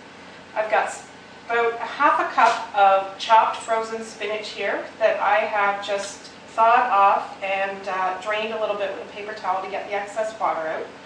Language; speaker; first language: English; native; English